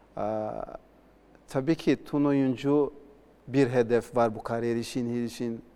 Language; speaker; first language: Turkish; non-native, learner; Portuguese